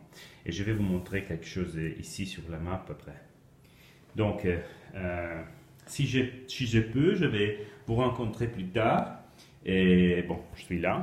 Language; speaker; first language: French; non-native, fluent; Italian